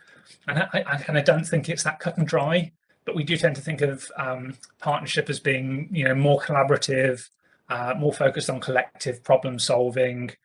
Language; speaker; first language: English; native; English